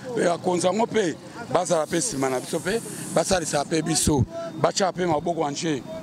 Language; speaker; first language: Lingala; native; Lingala